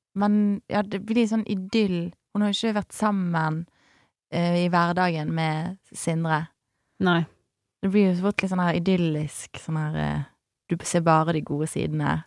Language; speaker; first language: Norwegian; native; Norwegian